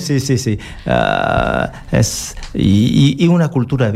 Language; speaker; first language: Catalan; non-native, learner; French